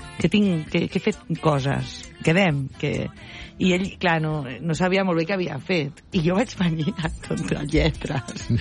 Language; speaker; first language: Catalan; non-native, local second language; Spanish